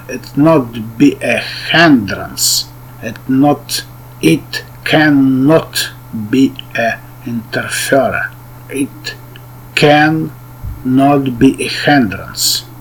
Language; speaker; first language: English; non-native, learner; Russian